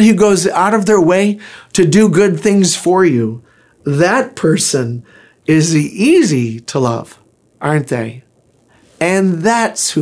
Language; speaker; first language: English; native; English